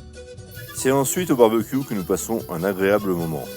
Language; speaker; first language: French; native; French